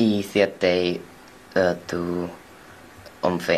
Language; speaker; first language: Spanish; non-native, learner; English